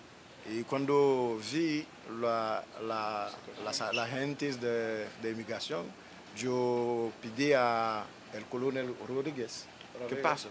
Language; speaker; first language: Spanish; non-native, learner; Haitian Creole